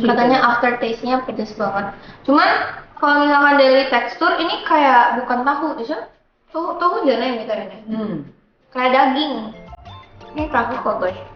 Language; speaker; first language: Indonesian; early bilingual, other home language; Japanese